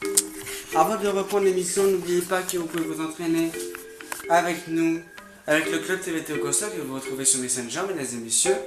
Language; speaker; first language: French; native; French